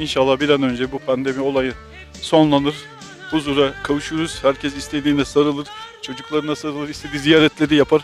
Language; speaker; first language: Turkish; native; Turkish